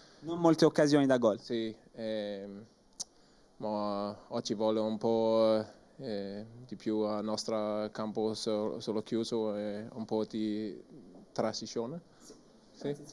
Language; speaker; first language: Italian; non-native, learner; Danish